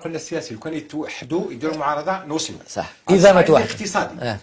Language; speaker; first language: Arabic; native; Arabic